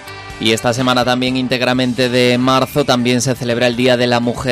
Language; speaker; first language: Spanish; native; Spanish